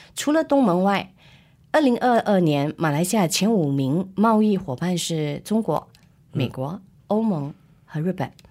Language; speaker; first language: Chinese; native; Chinese